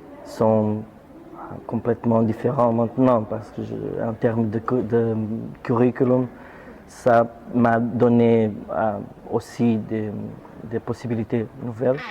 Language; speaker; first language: French; non-native, fluent; Portuguese